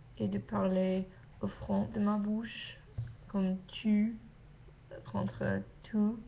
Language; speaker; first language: French; non-native, learner; English